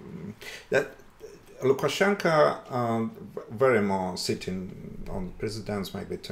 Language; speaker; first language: English; non-native, learner; Russian